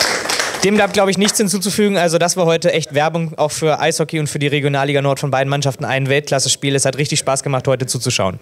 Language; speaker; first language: German; native; German